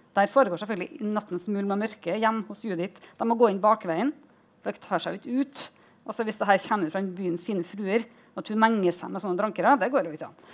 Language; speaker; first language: Norwegian; native; Norwegian